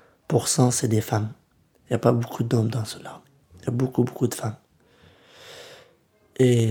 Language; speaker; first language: French; early bilingual, other home language; Kurdish